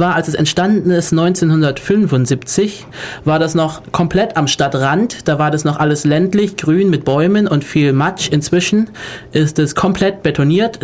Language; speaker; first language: German; native; German